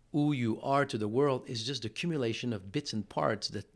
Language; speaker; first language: English; non-native, fluent; French